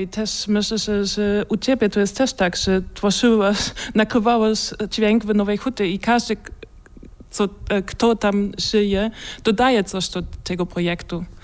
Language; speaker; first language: Polish; non-native, learner; German